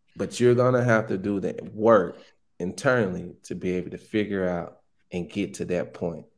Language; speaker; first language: English; native; English